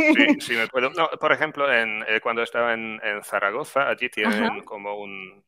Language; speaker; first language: Spanish; non-native, fluent; Polish